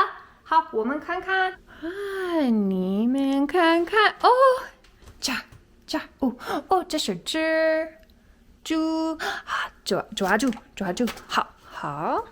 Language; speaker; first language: Chinese; non-native, learner; English